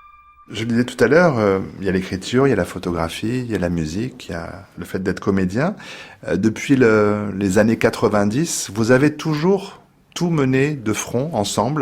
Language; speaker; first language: French; native; French